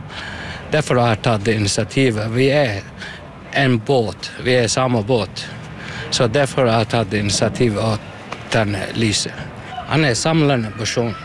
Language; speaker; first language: Norwegian; non-native, learner; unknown